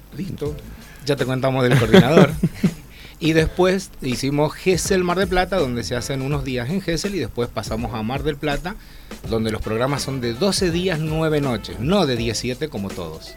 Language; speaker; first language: Spanish; native; Spanish